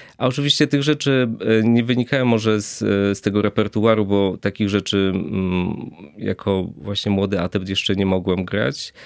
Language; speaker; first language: Polish; native; Polish